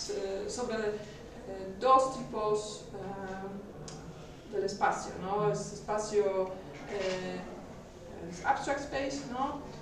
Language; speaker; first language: Spanish; non-native, learner; Polish